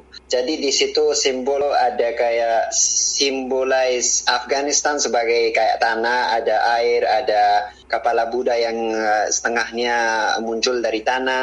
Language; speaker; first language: Indonesian; non-native, fluent; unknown